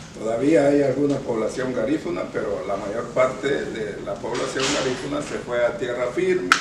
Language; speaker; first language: Spanish; non-native, local second language; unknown